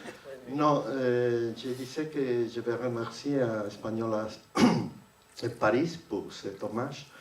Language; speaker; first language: French; non-native, fluent; Spanish